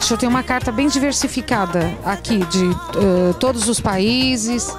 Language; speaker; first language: Portuguese; native; Portuguese